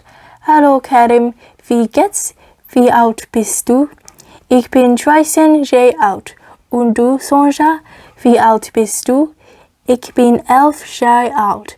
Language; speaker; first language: German; non-native, learner; Cantonese